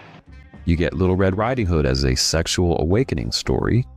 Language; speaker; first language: English; native; English